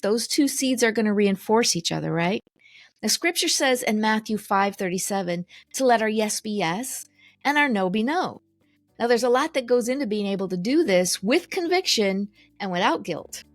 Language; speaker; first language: English; native; English